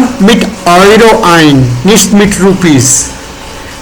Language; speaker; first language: German; non-native, fluent; Hindi